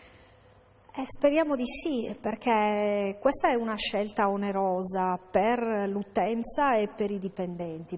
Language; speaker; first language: Italian; native; Italian